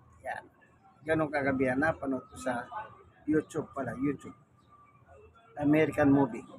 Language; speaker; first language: Filipino; native; Filipino